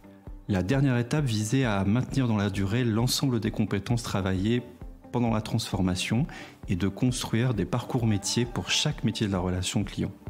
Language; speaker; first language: French; native; French